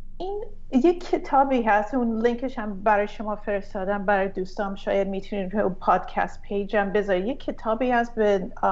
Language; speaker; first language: Persian; early bilingual, heritage; Persian